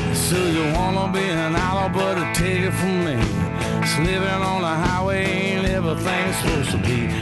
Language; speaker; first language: English; native; English